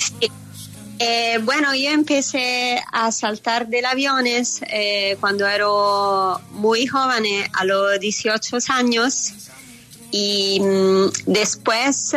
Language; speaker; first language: Spanish; non-native, fluent; Italian